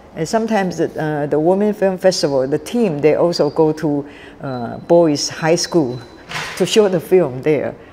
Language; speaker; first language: English; non-native, learner; Chinese